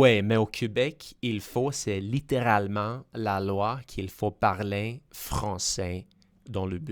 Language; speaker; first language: French; non-native, fluent; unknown